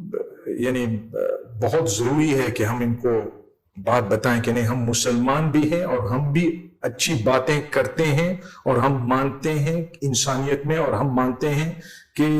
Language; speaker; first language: Hindi; non-native, fluent; English